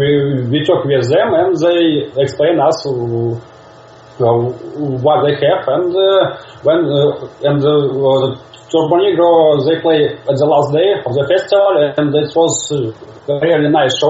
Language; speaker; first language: English; non-native, learner; Russian